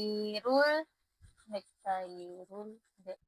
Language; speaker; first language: Korean; non-native, learner; Filipino